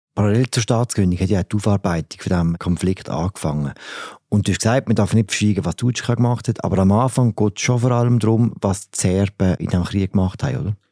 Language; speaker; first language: German; native; German